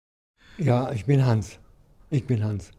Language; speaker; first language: Dutch; non-native, learner; German